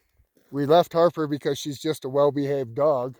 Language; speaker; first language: English; native; English